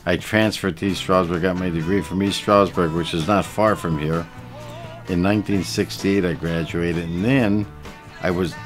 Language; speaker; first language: English; native; English